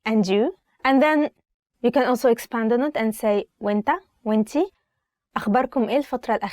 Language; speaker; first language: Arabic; native; Arabic